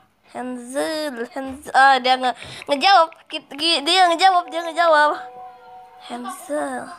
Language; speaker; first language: Indonesian; native; Indonesian